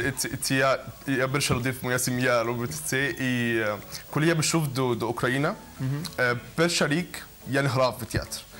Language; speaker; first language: Ukrainian; non-native, learner; Arabic